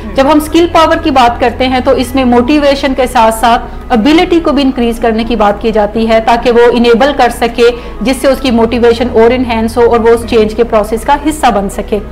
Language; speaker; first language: Urdu; native; Urdu